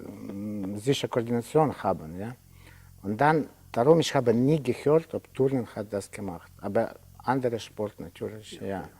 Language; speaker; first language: German; non-native, learner; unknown